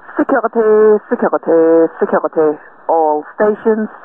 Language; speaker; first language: English; non-native, fluent; Norwegian